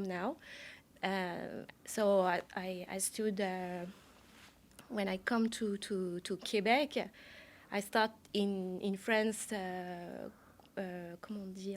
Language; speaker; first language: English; non-native, learner; French